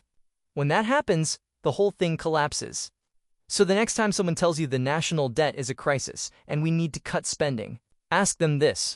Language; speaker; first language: English; native; English